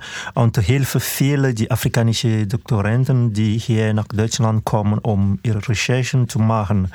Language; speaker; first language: German; non-native, fluent; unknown